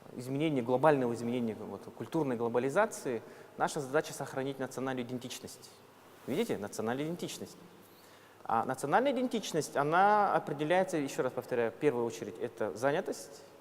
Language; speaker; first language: Russian; non-native, local second language; Yakut